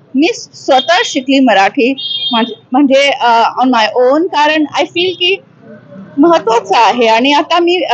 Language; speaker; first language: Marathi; early bilingual, heritage; Marathi